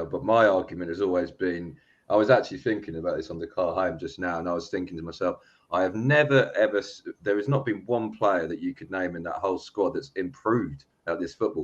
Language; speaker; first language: English; native; English